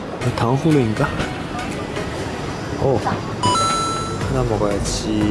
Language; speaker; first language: Korean; non-native, fluent; Chinese